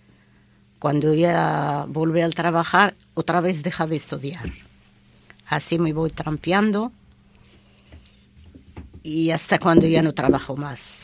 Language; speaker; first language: Spanish; non-native, learner; Arabic